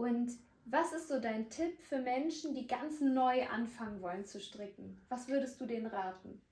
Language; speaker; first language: German; native; German